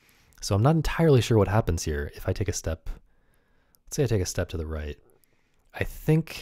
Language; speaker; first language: English; native; English